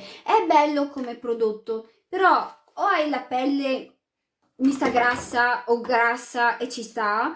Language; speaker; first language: Italian; early bilingual, other home language; Arabic